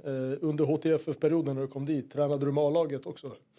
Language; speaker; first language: Swedish; native; Swedish